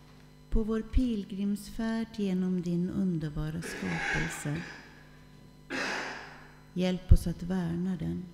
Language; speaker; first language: Swedish; native; Swedish